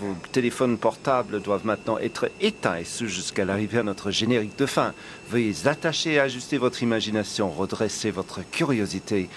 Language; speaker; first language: French; non-native, fluent; English